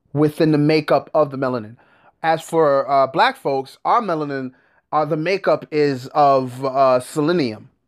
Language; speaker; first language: English; native; English